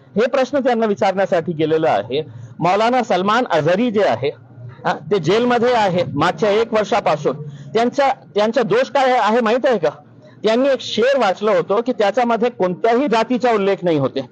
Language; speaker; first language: Marathi; non-native, local second language; Urdu